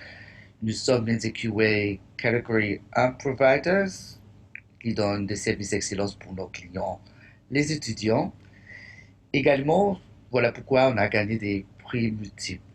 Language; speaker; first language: French; non-native, fluent; English